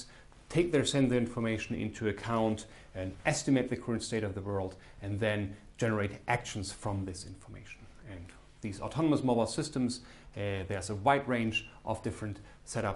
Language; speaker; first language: English; non-native, fluent; German